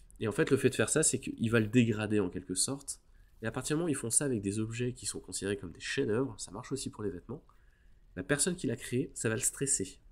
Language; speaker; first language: French; native; French